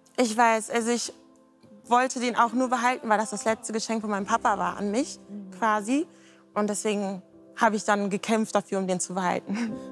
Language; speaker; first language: German; native; German